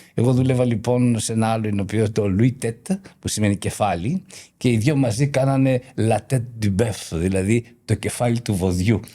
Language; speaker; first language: Greek; native; Greek